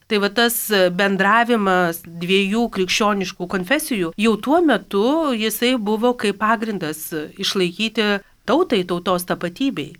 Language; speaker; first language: Lithuanian; native; Lithuanian